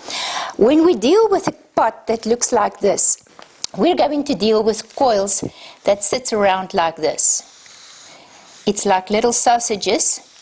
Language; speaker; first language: English; non-native, local second language; Afrikaans